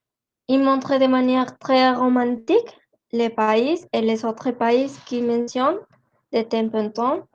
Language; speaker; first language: French; non-native, learner; Spanish